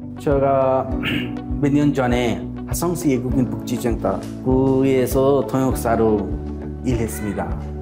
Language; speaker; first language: Korean; non-native, fluent; Bangla